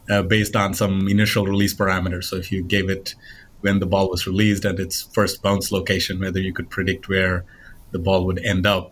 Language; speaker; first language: English; non-native, local second language; Tamil